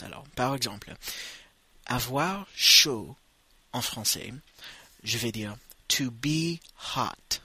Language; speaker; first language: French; non-native, fluent; English